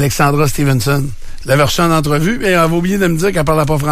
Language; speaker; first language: French; native; French